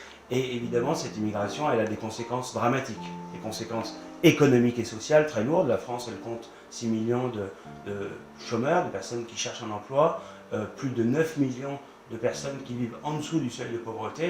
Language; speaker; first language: French; native; French